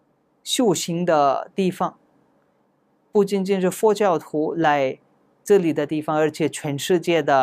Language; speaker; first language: Chinese; non-native, fluent; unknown